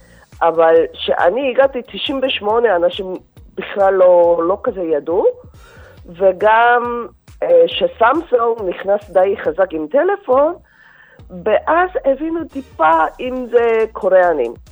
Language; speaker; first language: Hebrew; non-native, fluent; Korean